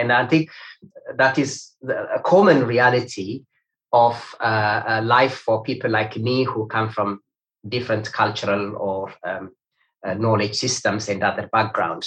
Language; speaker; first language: English; non-native, fluent; Amharic